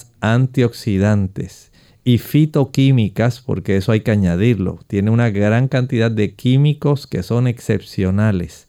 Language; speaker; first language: Spanish; native; Spanish